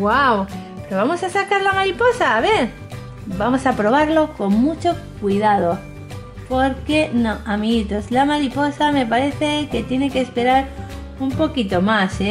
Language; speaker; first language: Spanish; native; Spanish